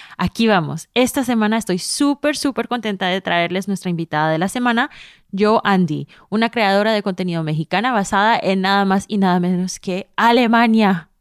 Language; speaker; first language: Spanish; early bilingual, heritage; Spanish